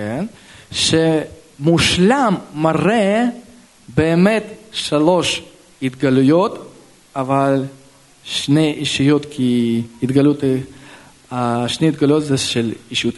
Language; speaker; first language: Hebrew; non-native, local second language; Russian